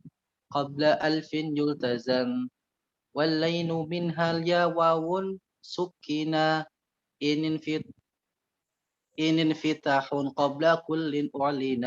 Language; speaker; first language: Arabic; non-native, learner; Indonesian